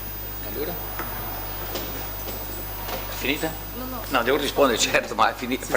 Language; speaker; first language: Italian; non-native, fluent; Portuguese